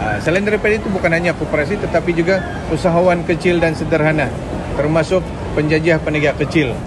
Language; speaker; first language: Malay; non-native, local second language; Central Dusun